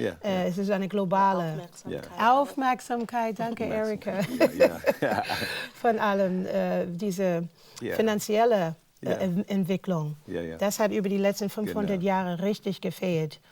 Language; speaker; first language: German; non-native, fluent; English